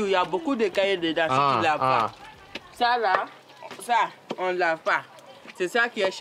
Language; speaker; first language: French; non-native, local second language; Mandingo